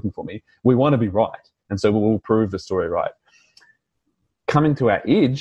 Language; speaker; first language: English; native; English